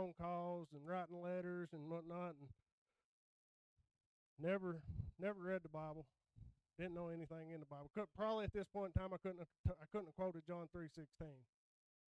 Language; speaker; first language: English; native; English